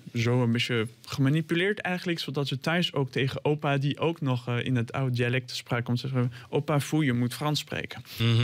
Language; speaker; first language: Dutch; non-native, fluent; French